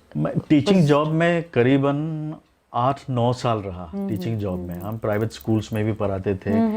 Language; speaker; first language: Hindi; non-native, local second language; Nyishi